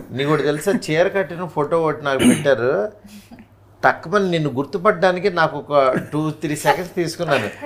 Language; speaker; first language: Telugu; native; Telugu